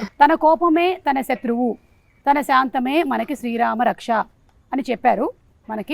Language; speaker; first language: Telugu; native; Telugu